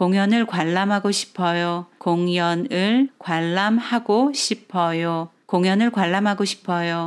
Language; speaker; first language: Korean; non-native, fluent; Chinese